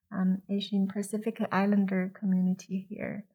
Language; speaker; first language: English; non-native, fluent; Chinese